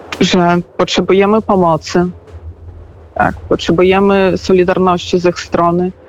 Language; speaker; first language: Polish; non-native, fluent; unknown